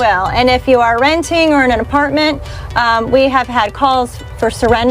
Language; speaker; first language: English; native; English